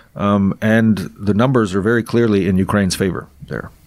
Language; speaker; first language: English; non-native, fluent; Russian